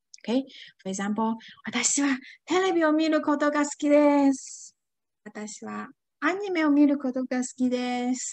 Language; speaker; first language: Japanese; non-native, fluent; Chinese